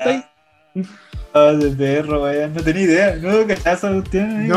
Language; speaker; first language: Spanish; native; Spanish